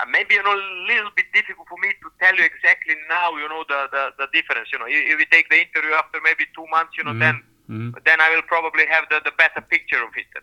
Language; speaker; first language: English; non-native, fluent; Serbian